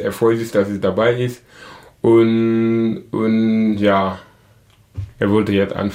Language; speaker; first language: German; non-native, learner; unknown